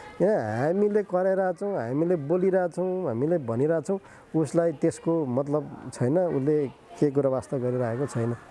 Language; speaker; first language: Nepali; non-native, local second language; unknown